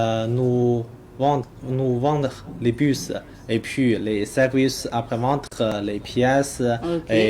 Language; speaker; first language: French; non-native, learner; Chinese